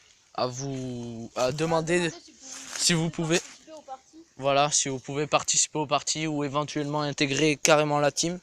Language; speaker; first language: French; native; French